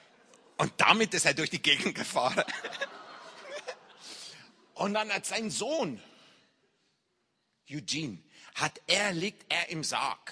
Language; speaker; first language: German; non-native, fluent; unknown